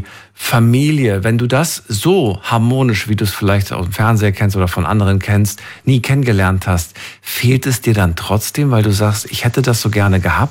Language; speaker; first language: German; native; German